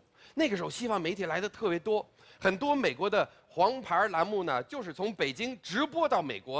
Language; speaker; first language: Chinese; non-native, fluent; English